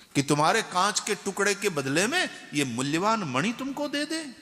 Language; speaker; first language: Hindi; non-native, local second language; Gujarati